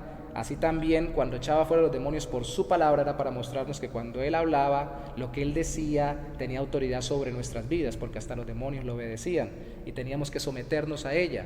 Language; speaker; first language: Spanish; native; Spanish